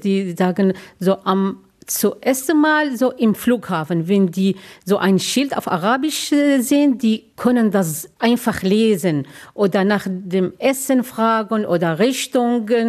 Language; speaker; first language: German; non-native, learner; Arabic